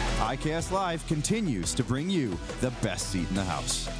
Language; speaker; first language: English; native; English